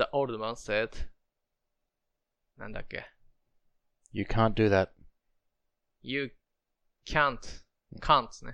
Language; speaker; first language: English; non-native, learner; Japanese